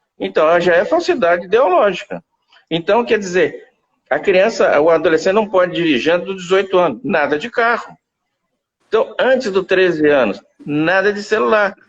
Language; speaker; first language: Portuguese; native; Portuguese